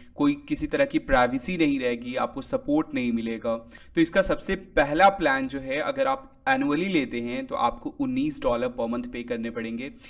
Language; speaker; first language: Hindi; native; Hindi